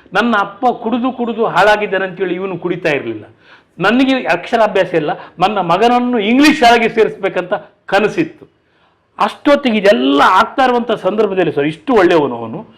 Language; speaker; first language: Kannada; non-native, local second language; Tulu